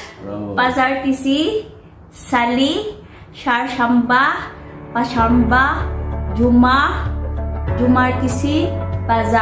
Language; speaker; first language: Turkish; non-native, learner; Filipino